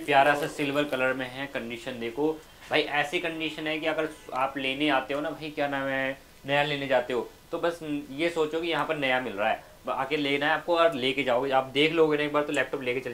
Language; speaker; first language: Hindi; native; Hindi